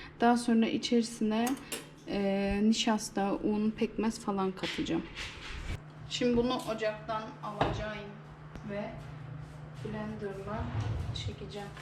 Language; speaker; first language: Turkish; native; Turkish